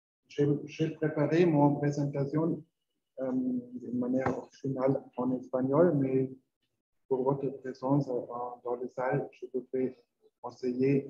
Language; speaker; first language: French; non-native, learner; Spanish